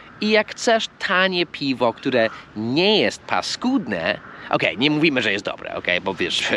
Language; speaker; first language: Polish; non-native, fluent; English